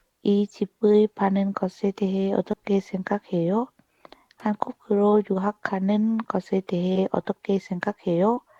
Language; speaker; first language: Korean; non-native, learner; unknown